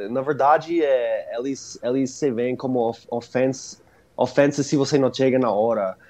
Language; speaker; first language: Portuguese; non-native, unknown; English